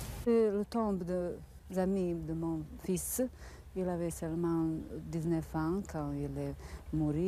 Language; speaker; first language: French; non-native, learner; Bosnian